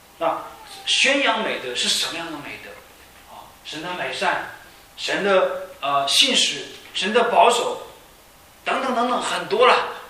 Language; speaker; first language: Chinese; native; Chinese